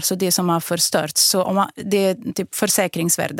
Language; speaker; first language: Swedish; non-native, fluent; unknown